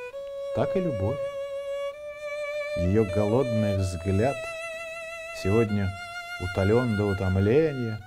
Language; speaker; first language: Russian; native; Russian